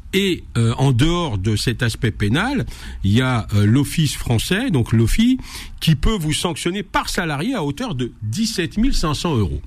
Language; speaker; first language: French; native; French